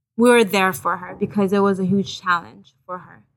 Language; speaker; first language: English; early bilingual, other home language; Haitian Creole